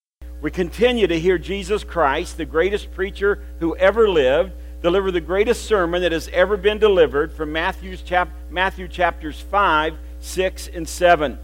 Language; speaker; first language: English; native; English